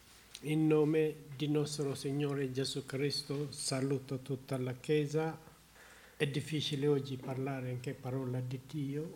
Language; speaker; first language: Italian; non-native, learner; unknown